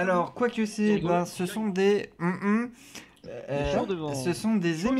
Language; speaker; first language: French; native; French